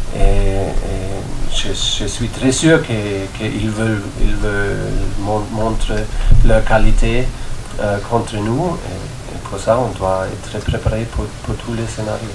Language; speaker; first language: French; non-native, fluent; German